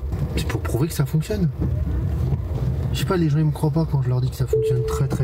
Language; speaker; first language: French; native; French